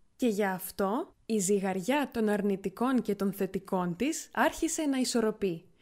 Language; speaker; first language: Greek; native; Greek